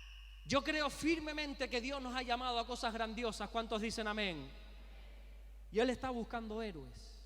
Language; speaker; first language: Spanish; native; Spanish